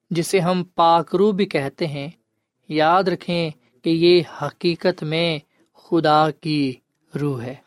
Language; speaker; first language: Urdu; non-native, local second language; Punjabi